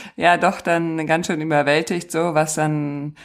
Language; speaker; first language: German; native; German